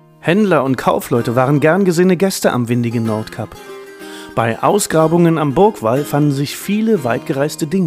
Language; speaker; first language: German; native; German